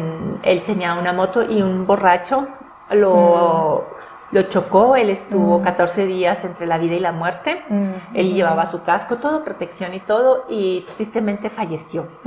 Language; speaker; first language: Spanish; non-native, local second language; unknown